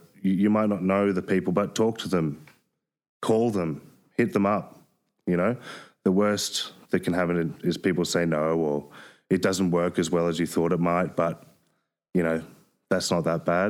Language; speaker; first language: English; native; English